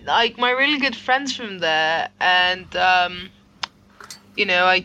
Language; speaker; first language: English; non-native, fluent; Greek